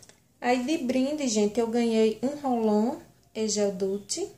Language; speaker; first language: Portuguese; native; Portuguese